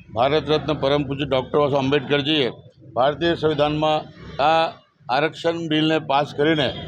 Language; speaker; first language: Gujarati; non-native, local second language; Marathi